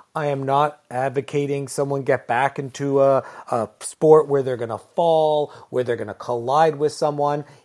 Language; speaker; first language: English; native; English